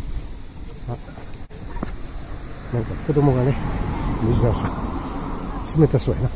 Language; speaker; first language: Japanese; native; Japanese